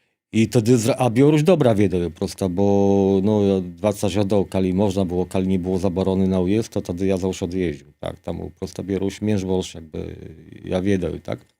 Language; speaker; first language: Polish; non-native, local second language; Belarusian